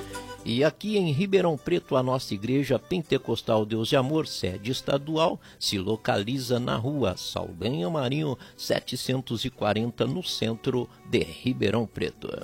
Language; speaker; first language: Portuguese; native; Portuguese